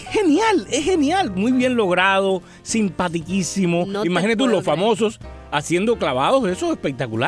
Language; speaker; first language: Spanish; native; Spanish